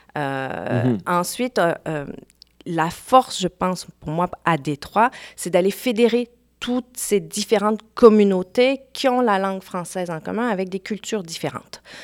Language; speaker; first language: French; native; French